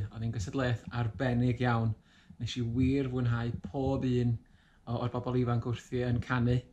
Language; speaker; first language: Welsh; native; Welsh